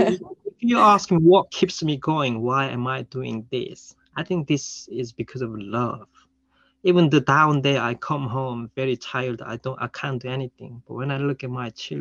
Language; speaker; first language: English; non-native, fluent; Korean